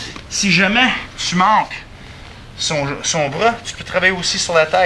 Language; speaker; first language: French; non-native, fluent; English